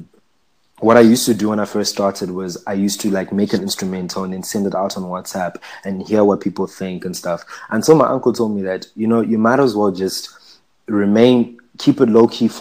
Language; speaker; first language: English; non-native, local second language; Shona